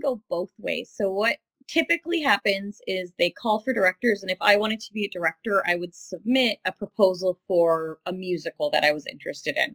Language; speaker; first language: English; native; English